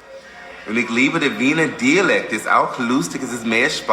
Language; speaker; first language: German; non-native, fluent; English